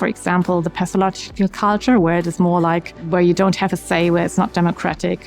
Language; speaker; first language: English; non-native, fluent; German